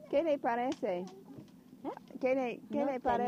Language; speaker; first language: Spanish; non-native, learner; English